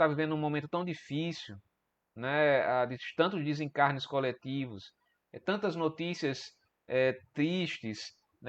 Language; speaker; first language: Portuguese; native; Portuguese